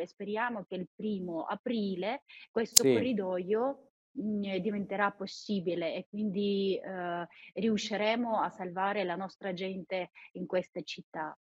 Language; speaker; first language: Italian; non-native, fluent; Ukrainian